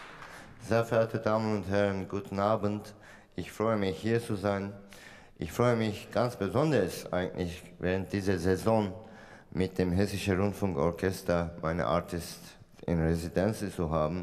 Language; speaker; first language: German; non-native, fluent; Turkish